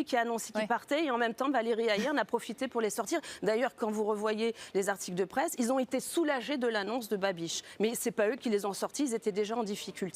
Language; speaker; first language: French; native; French